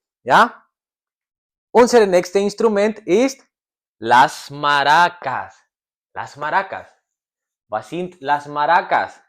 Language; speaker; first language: German; non-native, learner; Spanish